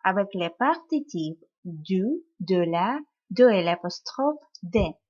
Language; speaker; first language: French; non-native, fluent; Ukrainian